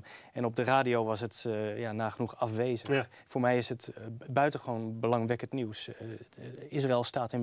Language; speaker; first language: Dutch; native; Dutch